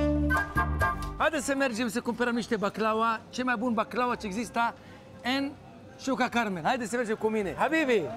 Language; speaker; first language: Romanian; non-native, fluent; Hebrew